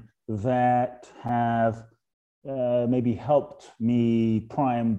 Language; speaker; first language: English; native; English